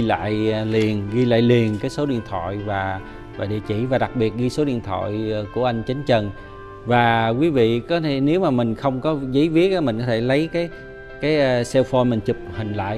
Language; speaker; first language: Vietnamese; early bilingual, heritage; Vietnamese